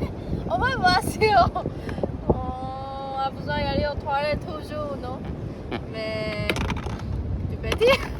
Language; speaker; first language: French; non-native, learner; Chinese